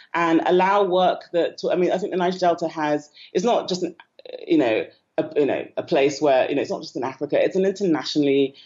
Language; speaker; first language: English; native; English